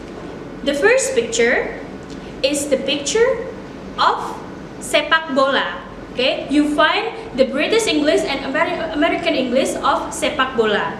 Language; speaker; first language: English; non-native, fluent; Indonesian